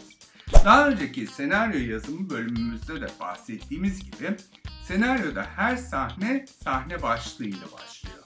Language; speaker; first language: Turkish; native; Turkish